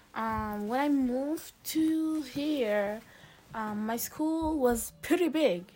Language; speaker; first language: English; early bilingual, other home language; Arabic